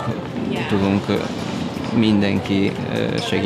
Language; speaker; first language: Hungarian; non-native, learner; Italian